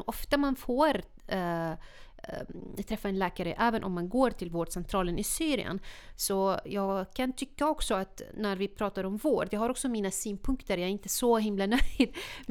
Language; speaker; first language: Swedish; non-native, fluent; Arabic